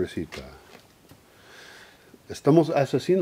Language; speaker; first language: Spanish; non-native, learner; English